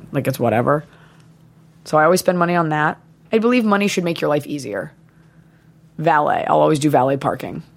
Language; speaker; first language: English; native; English